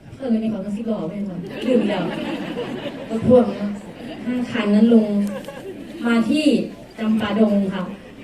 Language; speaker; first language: Thai; native; Thai